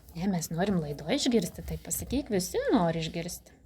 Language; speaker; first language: Lithuanian; native; Lithuanian